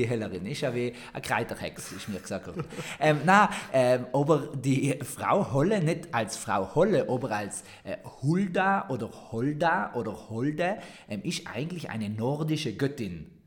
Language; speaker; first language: German; native; German